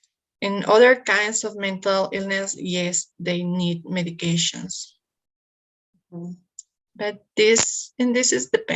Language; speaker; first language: English; non-native, learner; Spanish